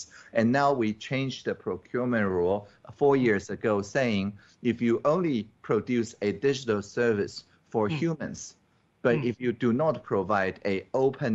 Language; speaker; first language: English; non-native, fluent; Chinese